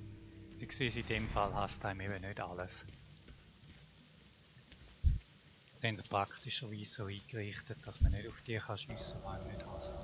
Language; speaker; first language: German; native; German